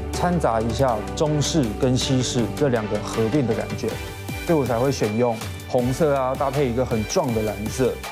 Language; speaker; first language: Chinese; native; Chinese